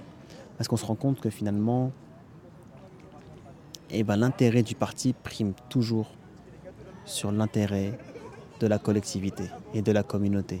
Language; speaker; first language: French; native; French